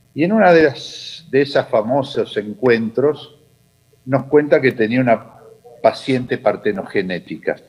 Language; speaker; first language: Spanish; native; Spanish